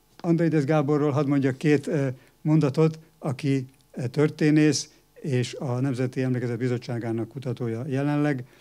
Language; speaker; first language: Hungarian; native; Hungarian